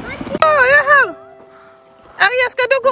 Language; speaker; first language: Swedish; non-native, learner; Filipino